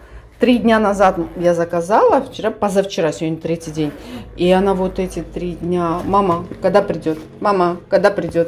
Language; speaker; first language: Russian; native; Russian